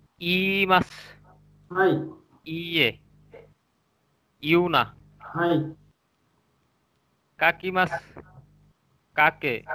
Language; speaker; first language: Japanese; non-native, learner; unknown